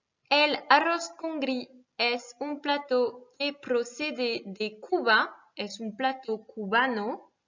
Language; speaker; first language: Spanish; non-native, fluent; French